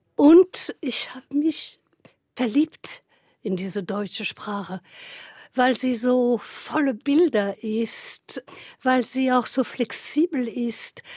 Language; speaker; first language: German; non-native, fluent; French